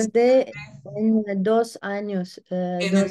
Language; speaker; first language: Spanish; non-native, learner; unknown